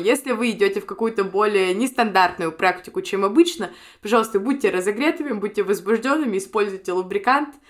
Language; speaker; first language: Russian; native; Russian